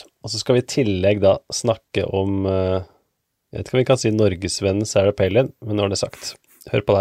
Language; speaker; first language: Norwegian; native; Norwegian